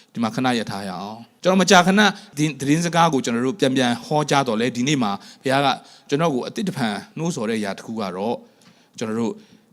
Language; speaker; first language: Burmese; non-native, local second language; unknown